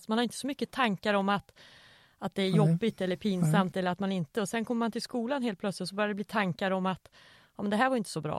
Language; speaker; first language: Swedish; native; Swedish